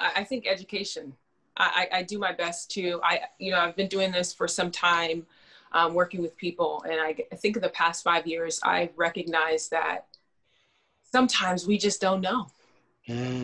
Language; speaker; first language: English; native; English